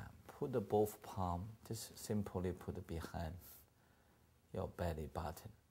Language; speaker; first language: English; non-native, fluent; Chinese